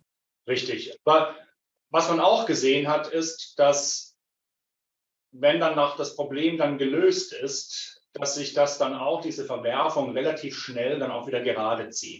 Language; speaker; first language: German; native; German